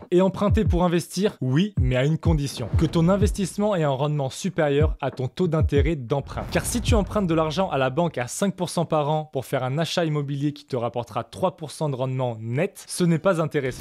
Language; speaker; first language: French; native; French